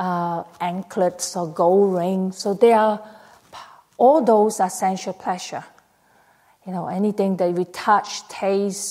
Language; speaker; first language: English; non-native, local second language; Cantonese